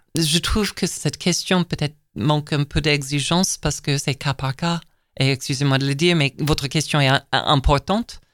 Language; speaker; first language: French; non-native, fluent; English